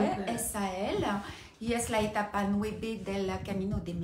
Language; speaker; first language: Spanish; non-native, learner; French